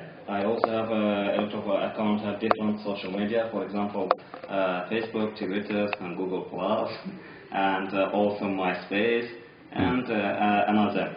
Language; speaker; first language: English; non-native, learner; Azerbaijani